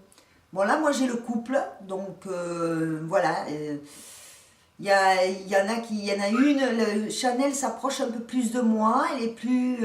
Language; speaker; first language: French; native; French